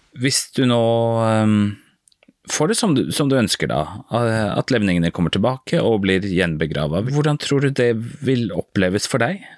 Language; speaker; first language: Norwegian; native; Norwegian